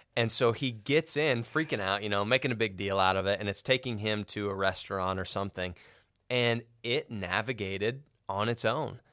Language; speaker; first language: English; native; English